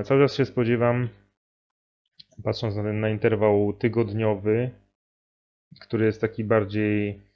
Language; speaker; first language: Polish; native; Polish